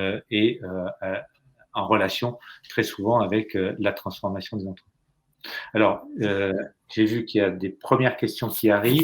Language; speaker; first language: French; native; French